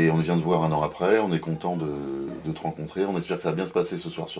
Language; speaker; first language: French; native; French